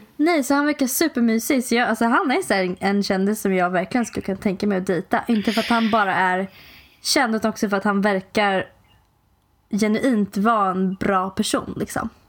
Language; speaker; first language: Swedish; native; Swedish